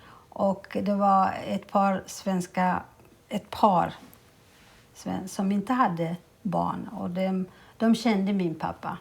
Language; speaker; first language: Swedish; early bilingual, other home language; Amharic